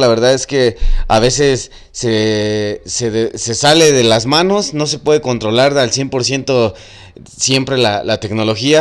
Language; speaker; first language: Spanish; native; Spanish